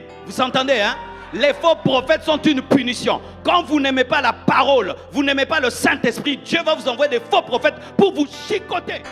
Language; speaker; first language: French; non-native, local second language; Lingala